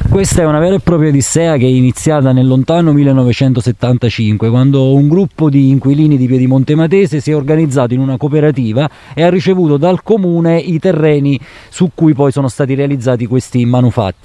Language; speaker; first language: Italian; native; Italian